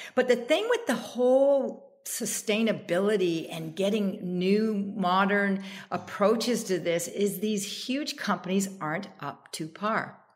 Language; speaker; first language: English; native; English